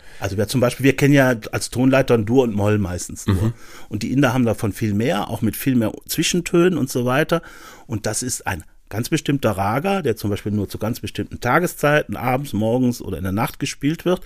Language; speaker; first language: German; native; German